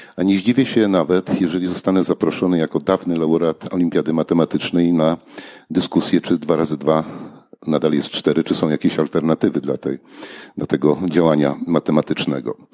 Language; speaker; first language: Polish; native; Polish